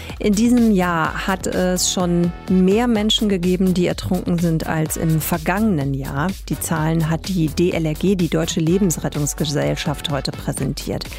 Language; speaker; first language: German; native; German